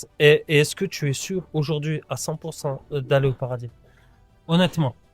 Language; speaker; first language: French; native; French